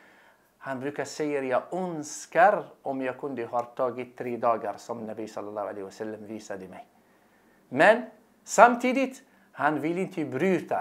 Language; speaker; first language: Swedish; non-native, fluent; Arabic